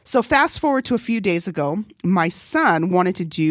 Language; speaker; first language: English; non-native, fluent; Korean